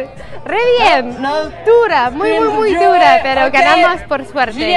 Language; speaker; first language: Spanish; non-native, fluent; English